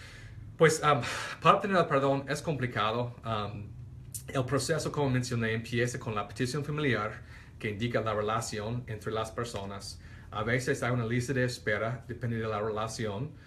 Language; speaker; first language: Spanish; non-native, fluent; English